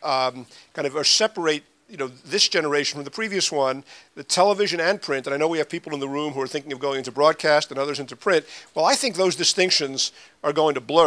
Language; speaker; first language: English; native; English